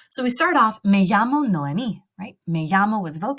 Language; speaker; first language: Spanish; non-native, learner; English